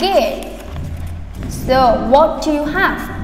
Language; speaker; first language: English; non-native, fluent; Vietnamese